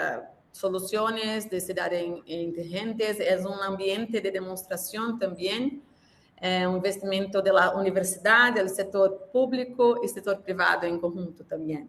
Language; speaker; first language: Spanish; non-native, learner; Portuguese